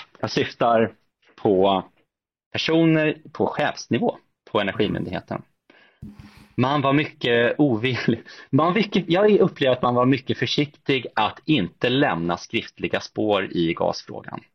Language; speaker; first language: Swedish; native; Swedish